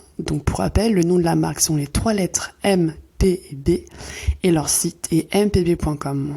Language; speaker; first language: French; native; French